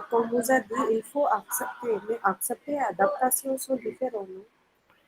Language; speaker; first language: French; non-native, fluent; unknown